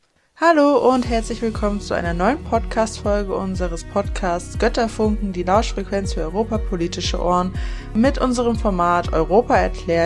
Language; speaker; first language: German; native; German